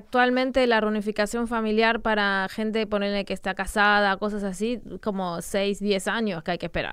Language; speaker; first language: Spanish; native; Spanish